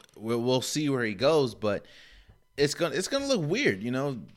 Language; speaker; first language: English; native; English